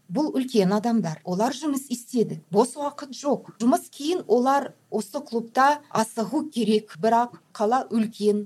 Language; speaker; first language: Kazakh; non-native, local second language; Russian